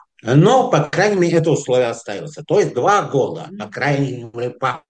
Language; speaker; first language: Russian; non-native, fluent; Azerbaijani